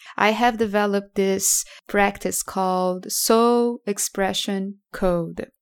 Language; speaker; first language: English; non-native, fluent; Portuguese